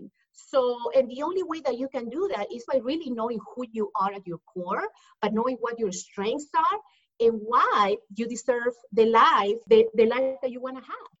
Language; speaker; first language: English; non-native, fluent; Spanish